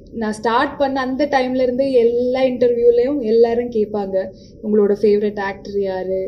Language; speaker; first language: Tamil; non-native, local second language; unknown